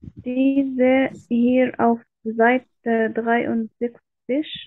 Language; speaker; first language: German; non-native, learner; Arabic